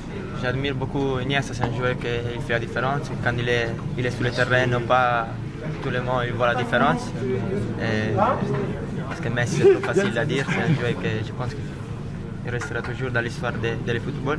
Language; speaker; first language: French; non-native, fluent; Italian